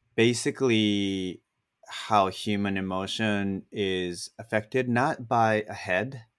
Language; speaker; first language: English; non-native, fluent; Japanese